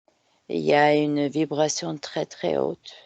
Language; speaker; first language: French; non-native, fluent; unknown